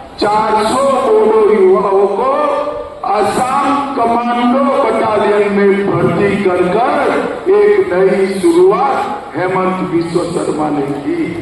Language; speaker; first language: Hindi; non-native, local second language; Gujarati